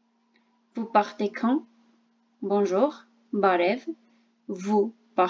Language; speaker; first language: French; non-native, fluent; Armenian